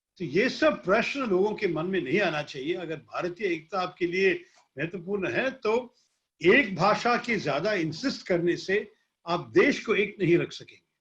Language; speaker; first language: Hindi; non-native, local second language; Malayalam